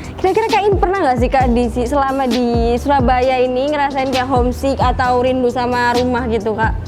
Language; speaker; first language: Indonesian; native; Indonesian